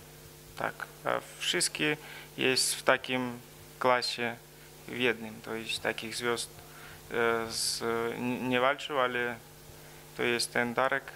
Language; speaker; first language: Polish; non-native, learner; Russian